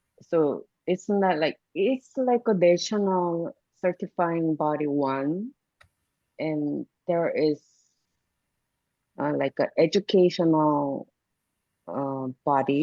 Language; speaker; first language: English; non-native, learner; Korean